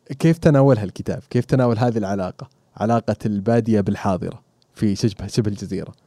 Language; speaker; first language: Arabic; native; Arabic